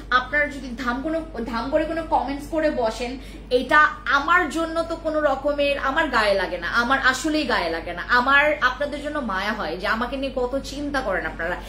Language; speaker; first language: Bangla; non-native, local second language; Khasi